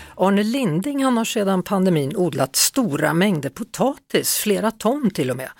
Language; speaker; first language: Swedish; native; Swedish